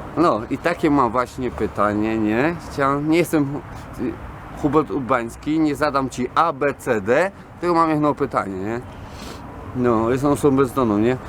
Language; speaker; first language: Polish; native; Polish